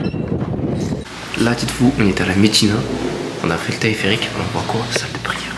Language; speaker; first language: French; native; French